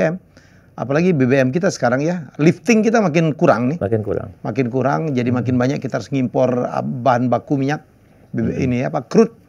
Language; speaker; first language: Indonesian; native; Indonesian